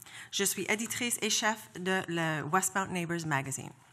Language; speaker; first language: French; non-native, local second language; English